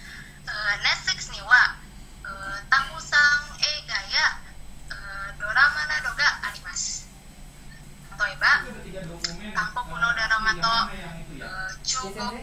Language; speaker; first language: Japanese; non-native, learner; Indonesian